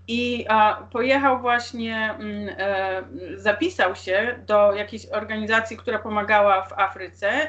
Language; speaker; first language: Polish; native; Polish